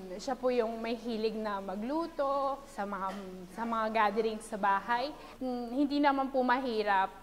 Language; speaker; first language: Filipino; native; Filipino